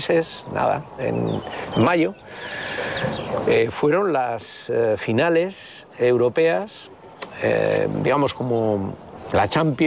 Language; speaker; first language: Spanish; native; Spanish